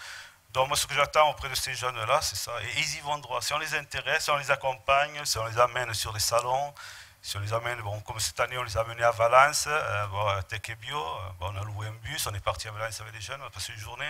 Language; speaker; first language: French; native; French